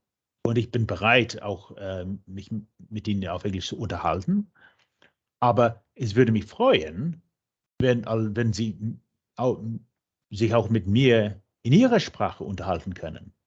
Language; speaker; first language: German; non-native, fluent; English